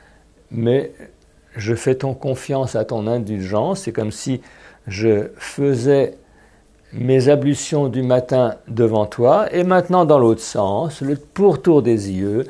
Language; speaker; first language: French; native; French